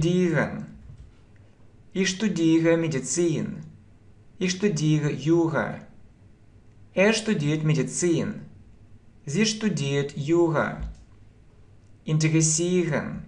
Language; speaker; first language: German; non-native, fluent; Russian